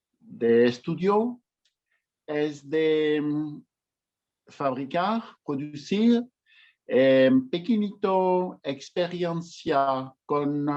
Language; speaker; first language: Spanish; non-native, learner; French